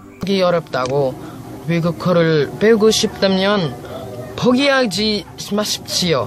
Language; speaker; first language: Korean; non-native, learner; Filipino